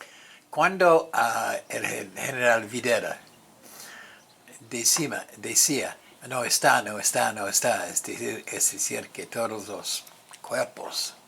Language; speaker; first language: Spanish; non-native, fluent; English